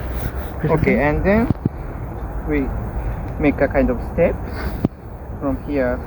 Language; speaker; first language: English; non-native, local second language; Bangla